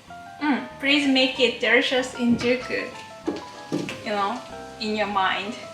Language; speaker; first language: English; non-native, learner; Japanese